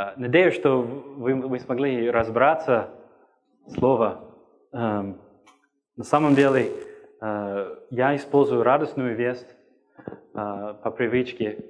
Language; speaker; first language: Russian; non-native, fluent; English